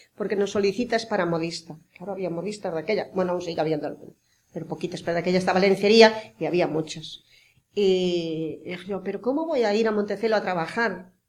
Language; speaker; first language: Spanish; native; Spanish